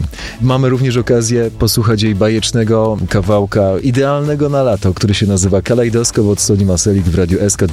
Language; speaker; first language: Polish; native; Polish